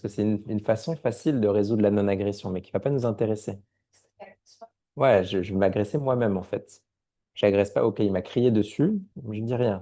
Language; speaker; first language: French; native; French